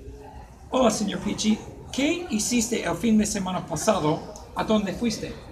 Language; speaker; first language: Spanish; non-native, fluent; English